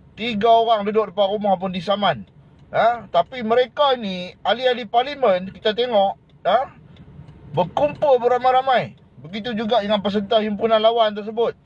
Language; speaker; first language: Malay; native; Malay